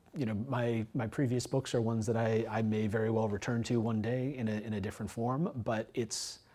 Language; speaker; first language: English; native; English